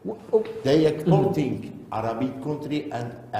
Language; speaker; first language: English; non-native, learner; Turkish